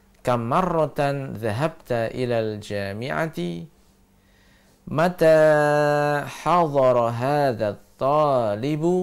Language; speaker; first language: Arabic; non-native, fluent; Indonesian